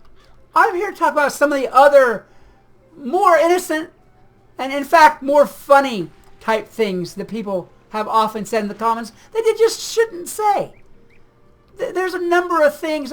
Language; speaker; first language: English; native; English